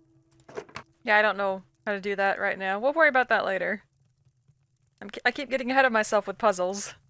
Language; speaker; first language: English; native; English